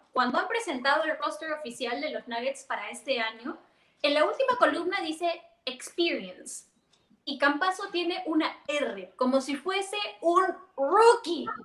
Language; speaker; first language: Spanish; native; Spanish